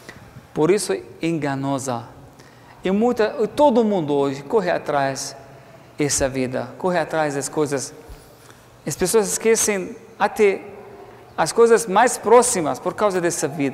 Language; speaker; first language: Portuguese; non-native, learner; Arabic